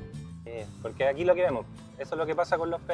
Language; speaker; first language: Spanish; native; Spanish